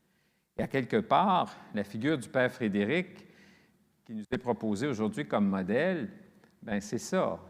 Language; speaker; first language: French; native; French